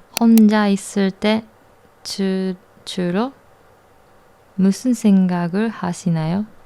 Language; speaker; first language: Korean; non-native, learner; Japanese